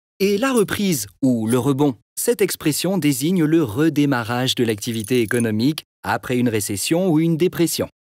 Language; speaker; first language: French; native; French